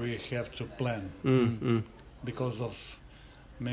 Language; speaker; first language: English; non-native, learner; Croatian